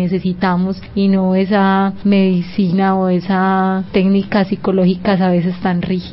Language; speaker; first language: Spanish; native; Spanish